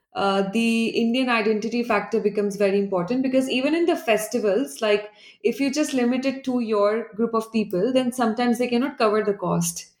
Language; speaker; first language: English; non-native, local second language; Hindi